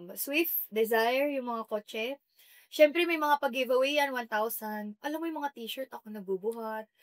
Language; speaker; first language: Filipino; native; Filipino